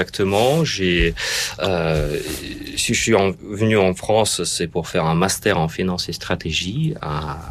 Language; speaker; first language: French; non-native, fluent; Russian